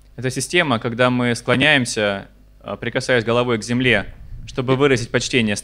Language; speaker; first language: Russian; native; Russian